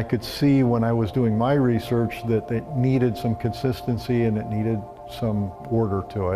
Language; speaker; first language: English; native; English